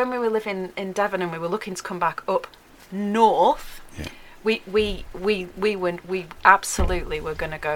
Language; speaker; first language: English; native; English